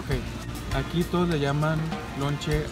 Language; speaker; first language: Spanish; early bilingual, heritage; Spanish